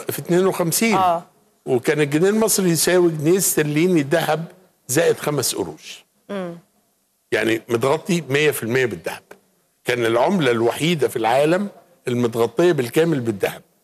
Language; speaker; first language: Arabic; native; Arabic